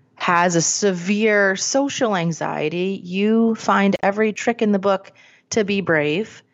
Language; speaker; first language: English; native; English